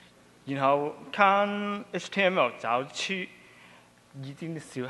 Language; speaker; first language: Chinese; non-native, local second language; Cantonese